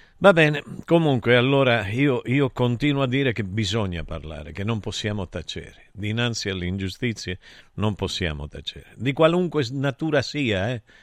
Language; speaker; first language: Italian; native; Italian